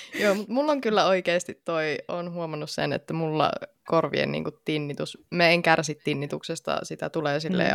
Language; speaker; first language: Finnish; native; Finnish